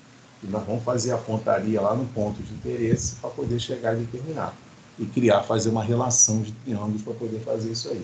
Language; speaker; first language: Portuguese; native; Portuguese